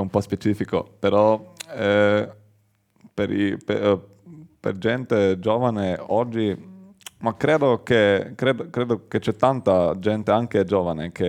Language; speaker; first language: Italian; non-native, learner; Slovenian